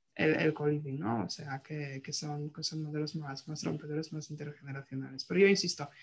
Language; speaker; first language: Spanish; non-native, fluent; Polish